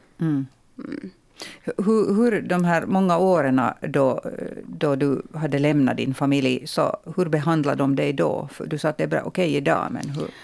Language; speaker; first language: Swedish; native; Swedish